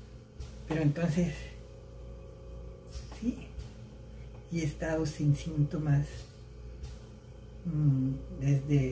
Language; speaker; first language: Spanish; early bilingual, heritage; Spanish